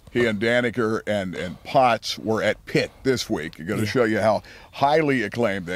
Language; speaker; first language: English; native; English